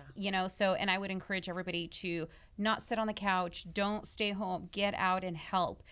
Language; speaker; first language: English; early bilingual, other home language; Russian